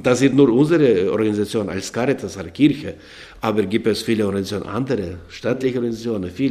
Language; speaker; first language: German; non-native, learner; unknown